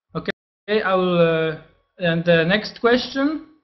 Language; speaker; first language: English; non-native, fluent; Polish